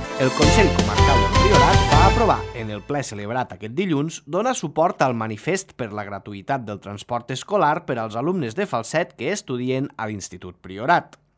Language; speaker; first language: Catalan; native; Catalan